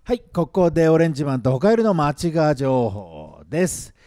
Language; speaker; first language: Japanese; native; Japanese